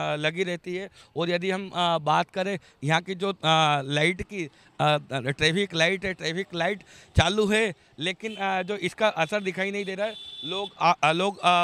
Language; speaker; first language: Hindi; native; Hindi